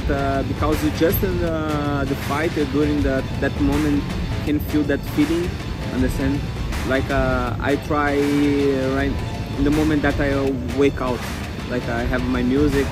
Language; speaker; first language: English; non-native, fluent; Portuguese